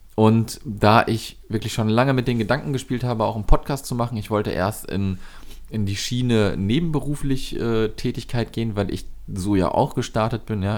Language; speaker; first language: German; native; German